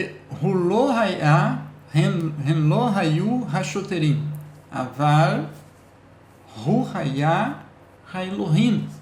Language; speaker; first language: Hebrew; non-native, learner; Portuguese